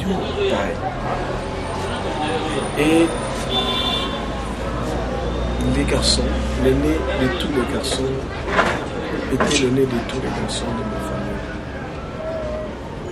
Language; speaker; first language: French; non-native, local second language; Kongo